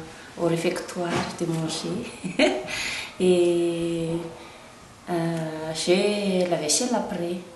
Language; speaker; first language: French; non-native, local second language; Malagasy